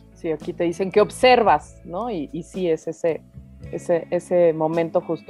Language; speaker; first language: Spanish; native; Spanish